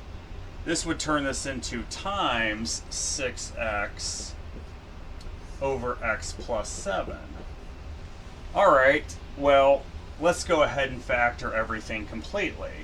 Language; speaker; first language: English; native; English